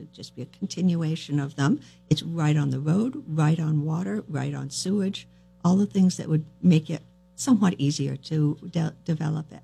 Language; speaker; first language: English; native; English